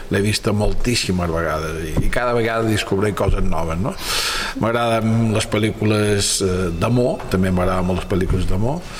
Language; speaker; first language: Catalan; native; Catalan